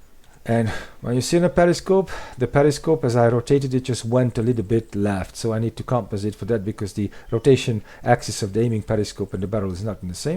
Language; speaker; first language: English; non-native, fluent; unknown